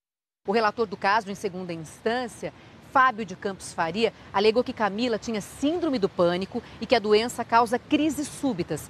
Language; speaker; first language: Portuguese; native; Portuguese